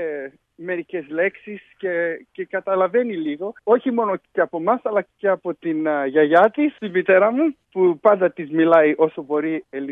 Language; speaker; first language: Greek; early bilingual, heritage; English